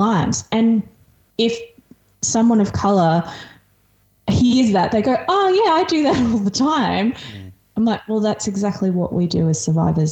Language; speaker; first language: English; early bilingual, other home language; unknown